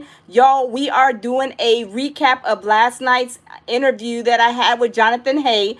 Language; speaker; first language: English; native; English